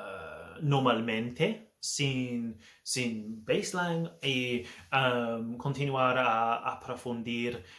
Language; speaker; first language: Spanish; non-native, learner; English